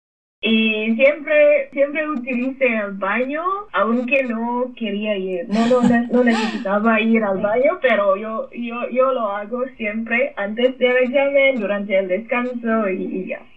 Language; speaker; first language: Spanish; non-native, fluent; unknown